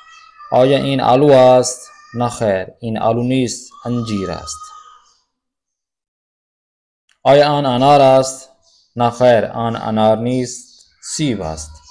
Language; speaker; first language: Persian; non-native, fluent; Urdu